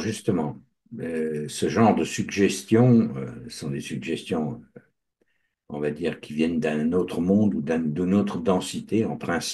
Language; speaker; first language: French; native; French